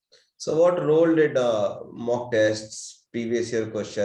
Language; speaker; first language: English; non-native, local second language; Hindi